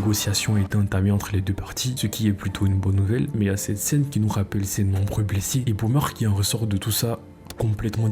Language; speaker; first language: French; native; French